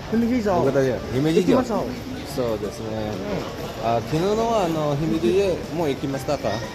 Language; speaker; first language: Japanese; non-native, learner; Indonesian